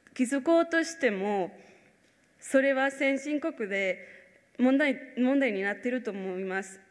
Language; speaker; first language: Japanese; non-native, fluent; Spanish